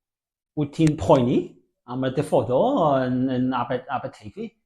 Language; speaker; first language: Welsh; non-native, learner; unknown